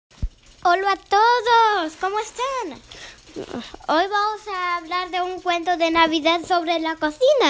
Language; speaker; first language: Spanish; early bilingual, heritage; Spanish